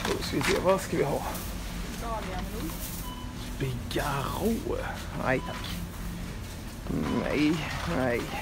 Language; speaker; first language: Swedish; native; Swedish